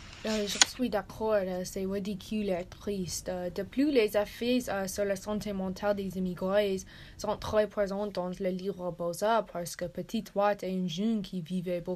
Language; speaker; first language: French; non-native, learner; English